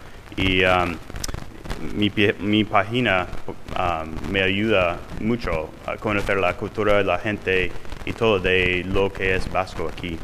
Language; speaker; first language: Spanish; non-native, fluent; English